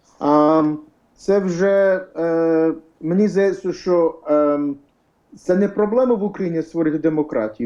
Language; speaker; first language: Ukrainian; early bilingual, heritage; Ukrainian